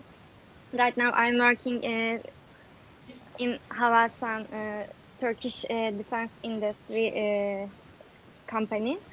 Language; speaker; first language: English; non-native, learner; Turkish